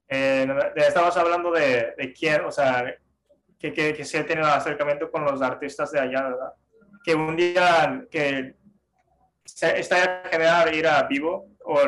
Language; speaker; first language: Spanish; non-native, fluent; Japanese